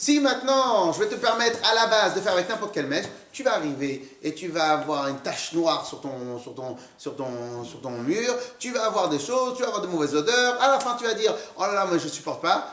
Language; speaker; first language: French; native; French